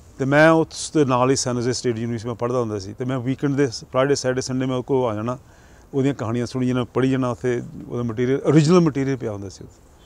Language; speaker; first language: Punjabi; early bilingual, heritage; Punjabi